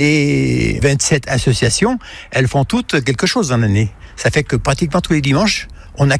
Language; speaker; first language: French; native; French